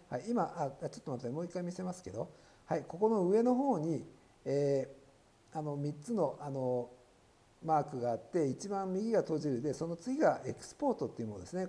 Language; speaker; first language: Japanese; native; Japanese